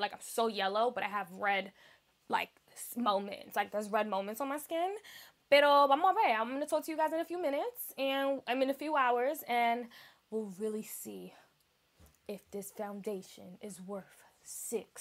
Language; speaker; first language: English; early bilingual, other home language; Spanish